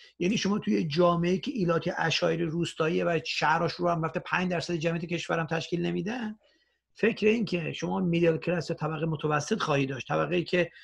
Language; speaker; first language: Persian; native; Persian